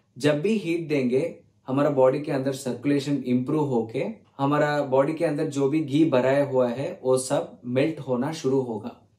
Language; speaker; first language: Hindi; non-native, learner; Tamil